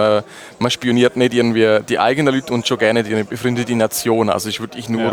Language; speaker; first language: German; native; German